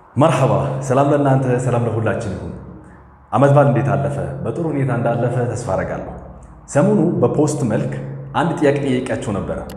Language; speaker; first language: Amharic; non-native, fluent; Arabic